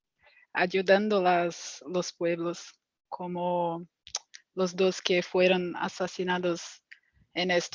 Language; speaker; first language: Spanish; non-native, fluent; Portuguese